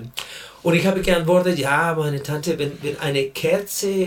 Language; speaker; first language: German; non-native, learner; Spanish